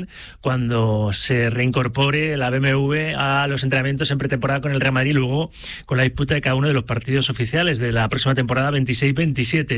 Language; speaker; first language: Spanish; native; Spanish